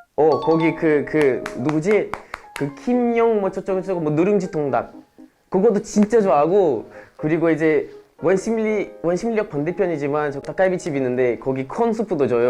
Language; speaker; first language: Korean; non-native, fluent; Portuguese